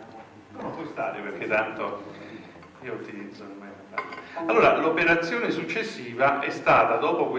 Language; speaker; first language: Italian; native; Italian